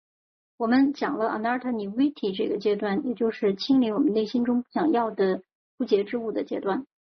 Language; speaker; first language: Chinese; native; Chinese